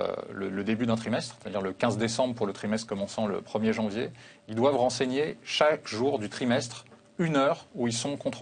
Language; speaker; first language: French; native; French